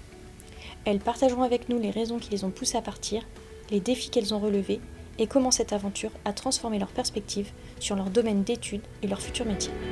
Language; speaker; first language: French; native; French